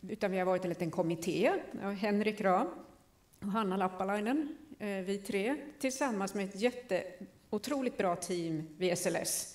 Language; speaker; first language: Swedish; native; Swedish